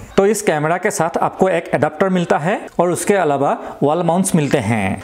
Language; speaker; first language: Hindi; non-native, local second language; Assamese